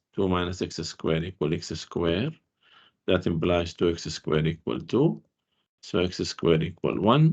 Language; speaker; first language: English; non-native, fluent; Arabic